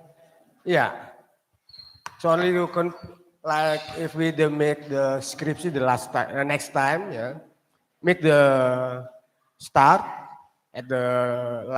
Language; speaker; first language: English; non-native, learner; Indonesian